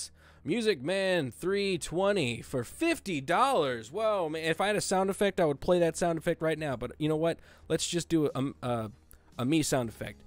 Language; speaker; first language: English; native; English